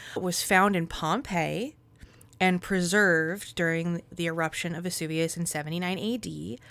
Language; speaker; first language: English; native; English